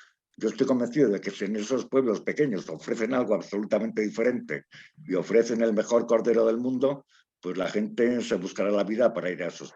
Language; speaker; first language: Spanish; native; Spanish